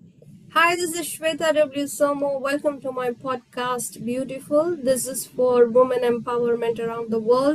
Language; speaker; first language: English; non-native, local second language; Hindi